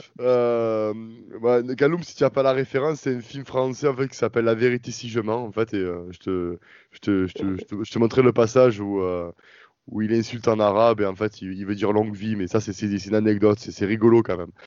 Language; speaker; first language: French; native; French